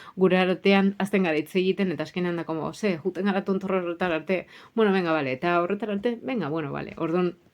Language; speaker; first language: Basque; native; Basque